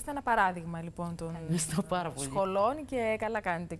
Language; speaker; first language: Greek; native; Greek